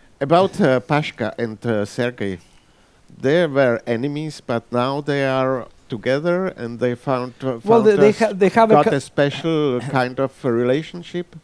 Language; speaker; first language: English; non-native, fluent; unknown